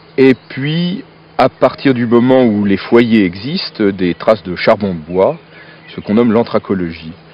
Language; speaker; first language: French; native; French